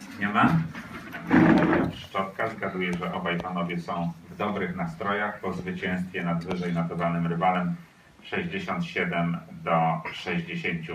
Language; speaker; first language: Polish; native; Polish